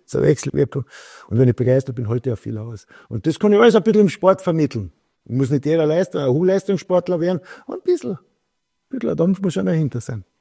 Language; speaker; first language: German; native; German